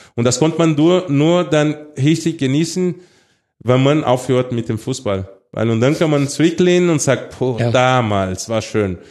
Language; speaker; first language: German; non-native, fluent; Portuguese